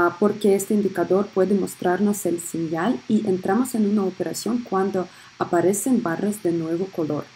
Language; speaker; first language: Spanish; early bilingual, heritage; Spanish